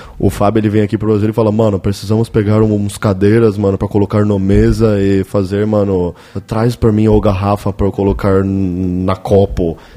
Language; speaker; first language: Portuguese; native; Portuguese